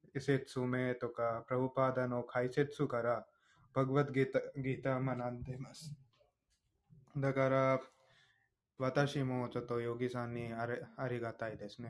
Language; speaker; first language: Japanese; non-native, fluent; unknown